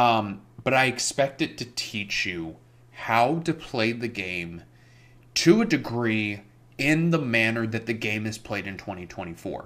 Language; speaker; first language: English; native; English